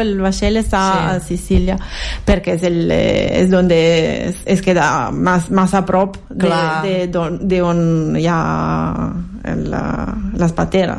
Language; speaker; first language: Catalan; non-native, fluent; Italian